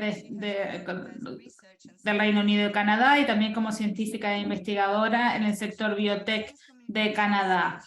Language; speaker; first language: Spanish; non-native, fluent; Portuguese